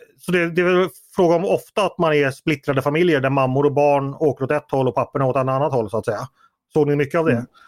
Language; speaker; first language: Swedish; native; Swedish